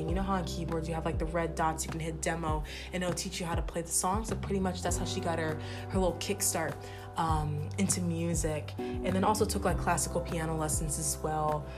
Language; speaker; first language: English; native; English